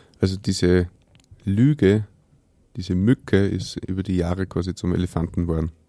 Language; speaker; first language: German; native; German